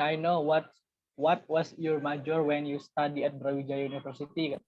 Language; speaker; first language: English; non-native, learner; Indonesian